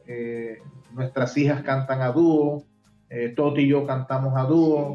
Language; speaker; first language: Spanish; native; Spanish